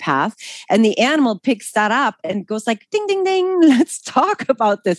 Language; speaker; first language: English; non-native, fluent; German